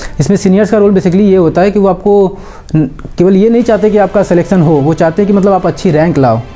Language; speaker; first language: Hindi; native; Hindi